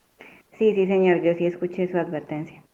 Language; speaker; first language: Spanish; native; Spanish